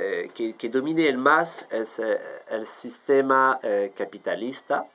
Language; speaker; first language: Spanish; non-native, fluent; French